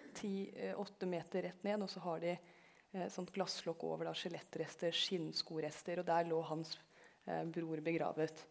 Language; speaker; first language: Norwegian; early bilingual, other home language; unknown